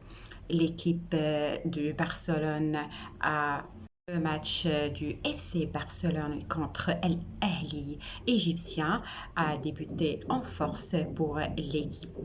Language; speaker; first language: French; non-native, local second language; Arabic